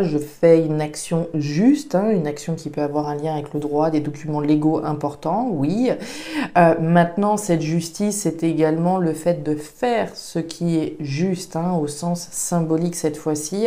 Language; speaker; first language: French; native; French